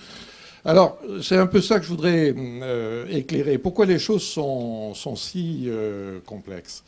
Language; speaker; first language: French; native; French